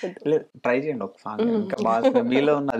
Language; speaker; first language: Telugu; native; Telugu